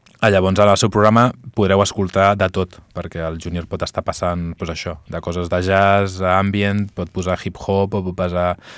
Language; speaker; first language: Catalan; non-native, local second language; Spanish